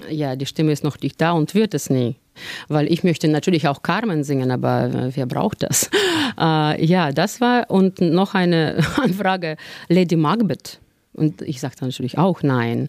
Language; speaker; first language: German; non-native, fluent; Russian